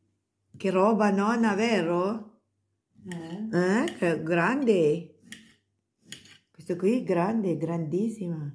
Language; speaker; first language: Italian; non-native, learner; Filipino